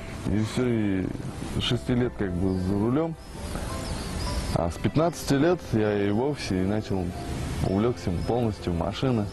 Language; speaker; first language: Russian; native; Russian